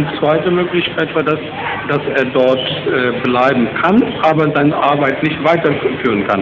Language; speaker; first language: German; non-native, learner; Urdu